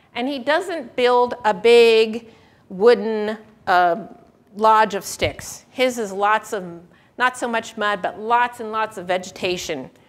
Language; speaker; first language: English; native; English